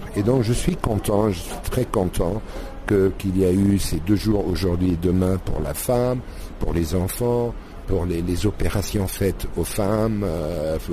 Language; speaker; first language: French; non-native, fluent; Arabic